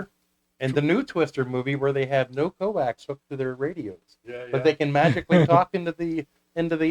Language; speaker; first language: English; native; English